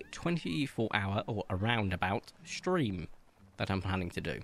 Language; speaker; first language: English; native; English